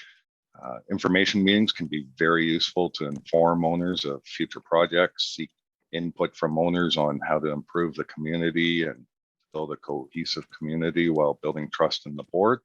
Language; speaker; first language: English; native; English